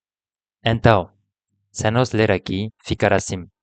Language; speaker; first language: Portuguese; non-native, learner; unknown